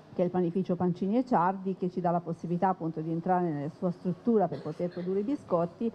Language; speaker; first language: Italian; native; Italian